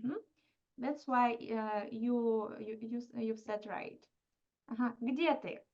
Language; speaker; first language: English; non-native, fluent; Russian